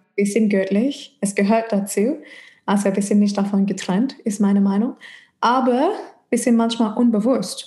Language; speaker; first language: German; non-native, fluent; English